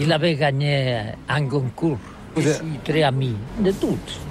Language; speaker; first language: French; non-native, learner; Catalan